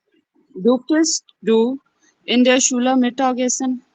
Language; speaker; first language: German; non-native, learner; Urdu